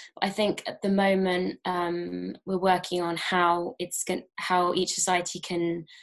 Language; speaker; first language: English; native; English